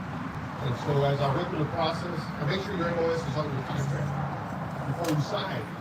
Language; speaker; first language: English; native; English